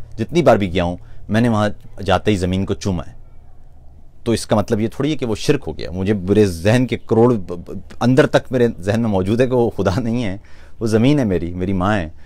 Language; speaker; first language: Urdu; non-native, local second language; Punjabi